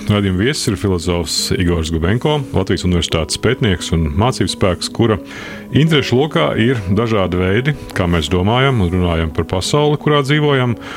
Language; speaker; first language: Latvian; native; Latvian